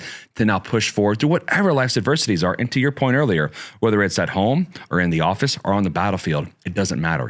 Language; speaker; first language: English; native; English